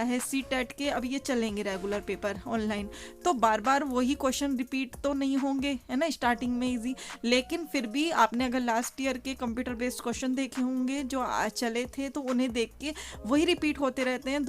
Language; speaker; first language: Hindi; native; Hindi